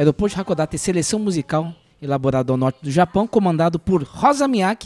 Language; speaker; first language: Portuguese; native; Portuguese